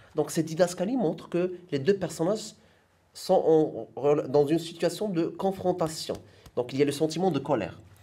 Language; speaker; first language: French; non-native, local second language; Arabic